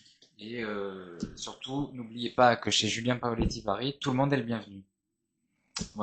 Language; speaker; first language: French; native; French